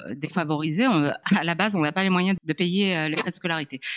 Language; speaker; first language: French; non-native, local second language; Arabic